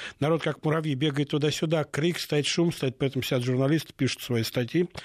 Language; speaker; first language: Russian; native; Russian